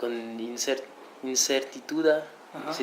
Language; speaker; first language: Spanish; non-native, fluent; French